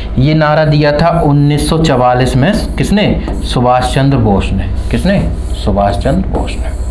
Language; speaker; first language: Hindi; native; Hindi